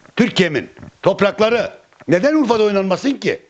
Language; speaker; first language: Turkish; native; Turkish